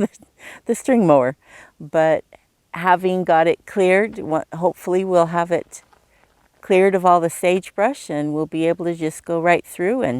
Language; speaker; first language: English; native; English